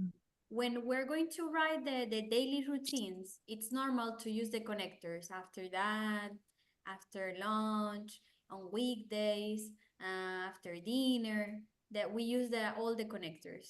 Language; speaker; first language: English; non-native, fluent; Spanish